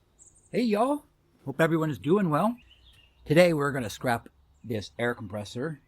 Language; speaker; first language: English; native; English